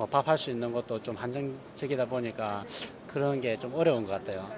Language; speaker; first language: Korean; native; Korean